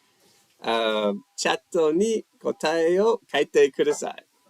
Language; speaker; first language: Japanese; non-native, fluent; English